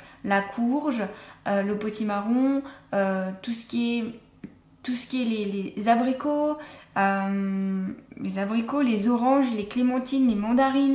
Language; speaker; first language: French; native; French